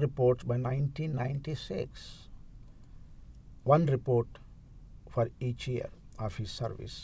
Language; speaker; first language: English; non-native, local second language; Telugu